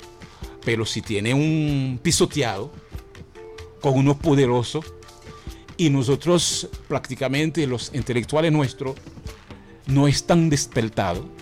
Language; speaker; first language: Spanish; non-native, fluent; Haitian Creole